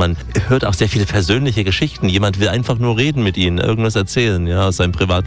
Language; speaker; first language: German; native; German